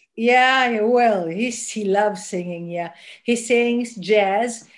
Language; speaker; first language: English; non-native, local second language; Filipino